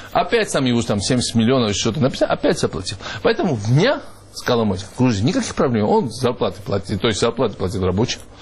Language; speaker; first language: Russian; non-native, local second language; Georgian